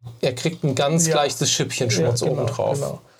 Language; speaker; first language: German; native; German